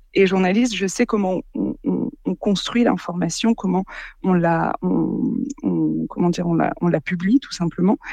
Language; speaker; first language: French; native; French